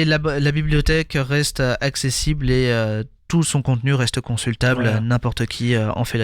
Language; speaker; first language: French; native; French